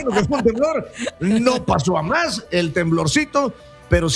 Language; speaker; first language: Spanish; native; Spanish